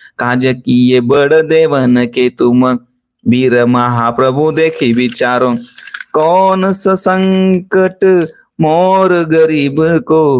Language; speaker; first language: Hindi; non-native, local second language; Marathi